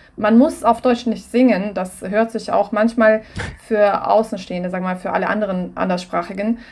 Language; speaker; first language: German; non-native, fluent; Russian